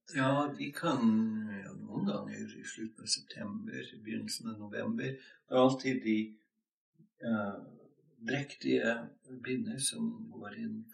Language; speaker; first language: Norwegian; non-native, fluent; English